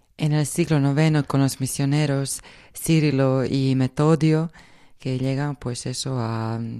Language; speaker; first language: Spanish; non-native, fluent; Croatian